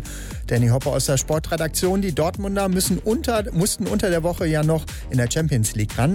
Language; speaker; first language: German; native; German